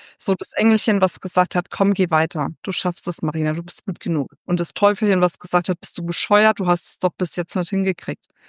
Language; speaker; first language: German; native; German